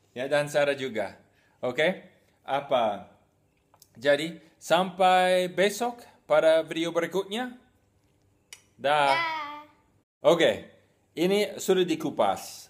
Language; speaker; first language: Indonesian; non-native, fluent; English